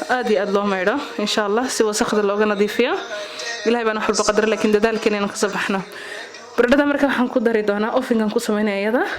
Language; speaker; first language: Somali; early bilingual, heritage; Somali